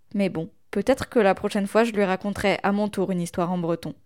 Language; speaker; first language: French; non-native, local second language; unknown